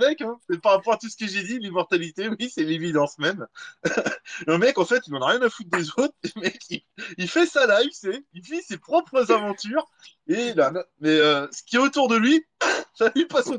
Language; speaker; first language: French; native; French